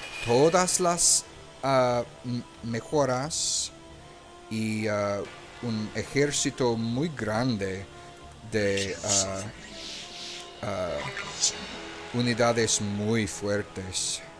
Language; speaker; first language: Spanish; non-native, learner; English